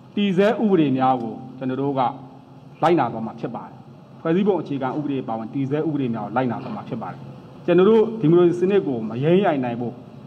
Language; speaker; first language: Burmese; native; Burmese